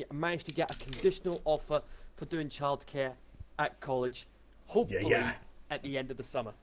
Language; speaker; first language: English; native; English